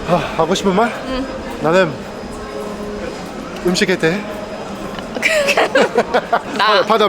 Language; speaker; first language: Korean; non-native, learner; English